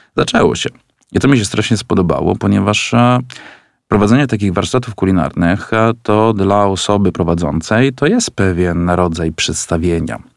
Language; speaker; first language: Polish; non-native, fluent; Italian